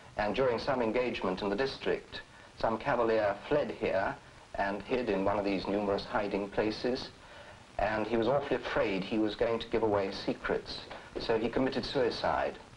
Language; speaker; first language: English; native; English